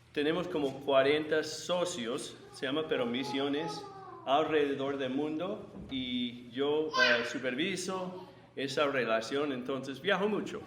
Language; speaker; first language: Spanish; non-native, fluent; English